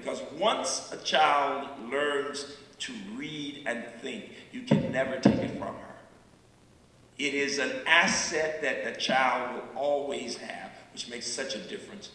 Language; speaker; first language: English; native; English